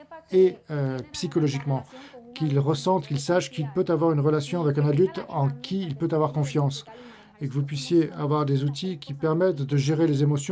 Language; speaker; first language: French; native; French